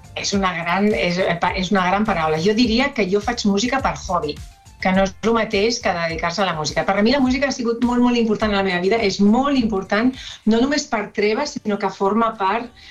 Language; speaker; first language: Catalan; non-native, local second language; Spanish